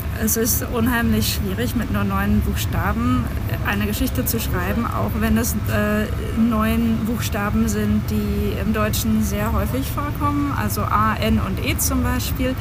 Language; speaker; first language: German; native; German